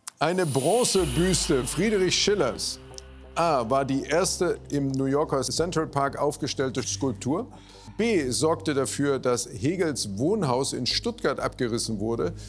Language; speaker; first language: German; native; German